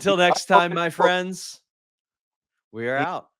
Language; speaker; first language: English; native; English